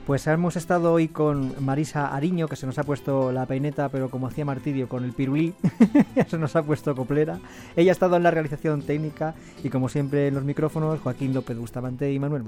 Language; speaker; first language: Spanish; native; Spanish